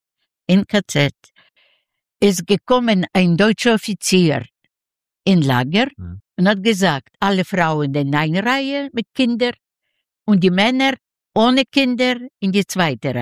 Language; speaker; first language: German; non-native, learner; Yiddish